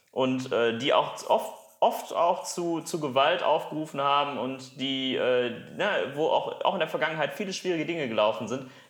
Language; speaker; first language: German; native; German